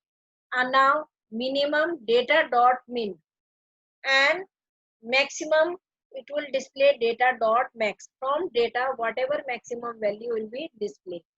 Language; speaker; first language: English; non-native, local second language; Hindi